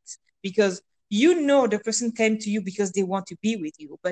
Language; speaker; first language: English; non-native, fluent; French